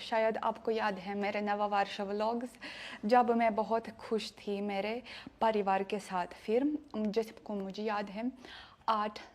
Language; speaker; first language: Hindi; non-native, fluent; Russian